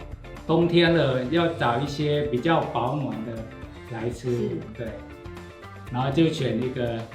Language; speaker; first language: Chinese; non-native, fluent; Thai